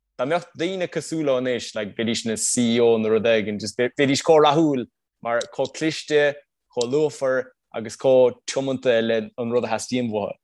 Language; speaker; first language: Irish; native; Irish